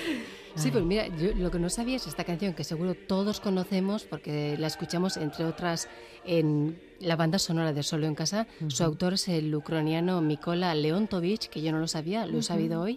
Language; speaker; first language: Spanish; native; Spanish